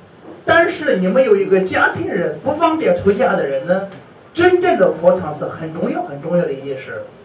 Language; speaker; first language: Chinese; non-native, fluent; Tibetan